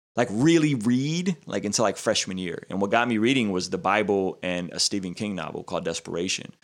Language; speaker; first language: English; early bilingual, other home language; Russian